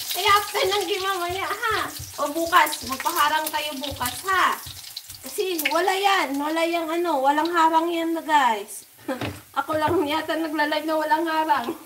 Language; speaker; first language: Filipino; non-native, local second language; Hiligaynon